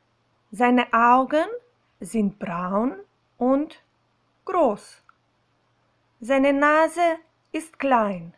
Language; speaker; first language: German; non-native, fluent; Slovenian